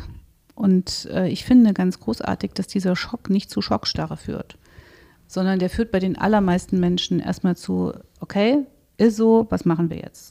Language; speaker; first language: German; native; German